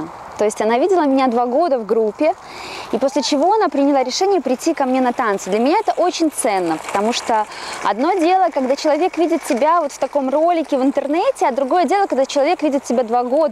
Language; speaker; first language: Russian; native; Russian